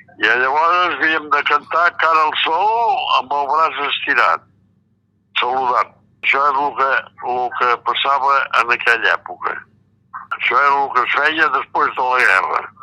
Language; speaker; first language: Catalan; native; Catalan